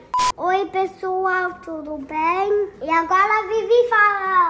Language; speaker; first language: Portuguese; early bilingual, heritage; English